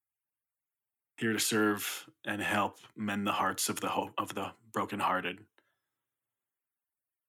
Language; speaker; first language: English; native; English